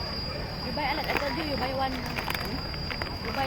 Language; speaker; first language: English; non-native, learner; Filipino